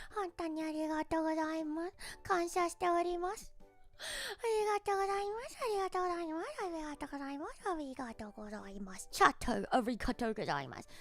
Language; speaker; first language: Japanese; non-native, learner; English